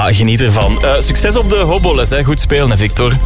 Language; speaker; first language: Dutch; native; Dutch